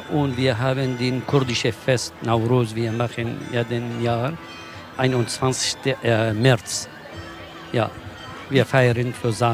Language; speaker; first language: German; non-native, learner; Kurdish